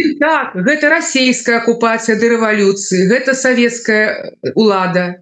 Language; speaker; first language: Belarusian; non-native, local second language; Russian